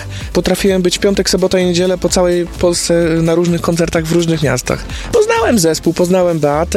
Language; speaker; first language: Polish; native; Polish